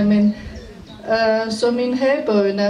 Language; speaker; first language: Danish; non-native, fluent; Armenian